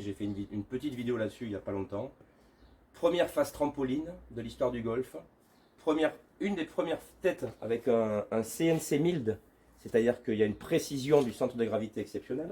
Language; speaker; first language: French; native; French